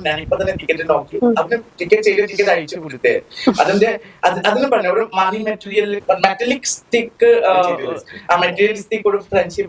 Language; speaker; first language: Malayalam; non-native, local second language; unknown